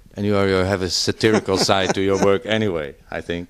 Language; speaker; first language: English; non-native, fluent; Dutch